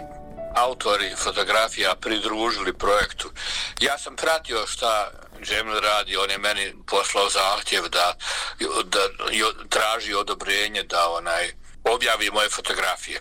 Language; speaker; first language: Croatian; native; Croatian